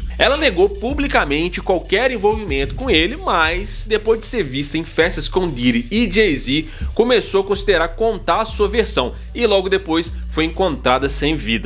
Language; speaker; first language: Portuguese; native; Portuguese